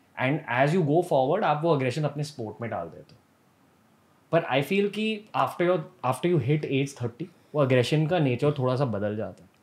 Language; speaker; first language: Hindi; native; Hindi